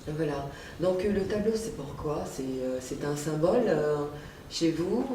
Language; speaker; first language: French; native; French